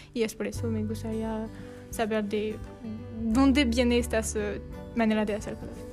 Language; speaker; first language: Spanish; non-native, learner; French